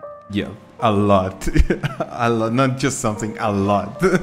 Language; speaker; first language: English; non-native, fluent; Spanish